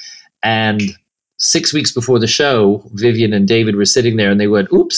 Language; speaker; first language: English; native; English